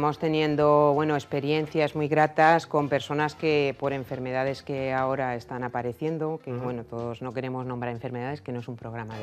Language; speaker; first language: Spanish; native; Spanish